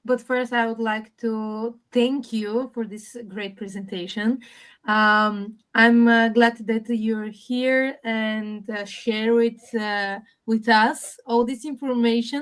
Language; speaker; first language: English; non-native, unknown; Bulgarian